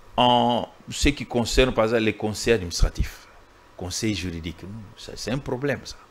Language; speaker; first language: French; non-native, local second language; Swahili